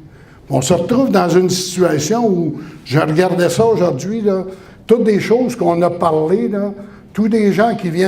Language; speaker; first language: French; native; French